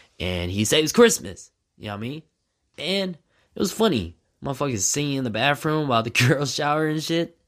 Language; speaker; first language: English; native; English